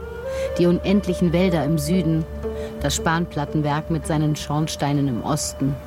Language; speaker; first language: German; native; German